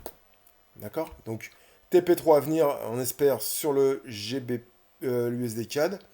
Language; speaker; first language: French; native; French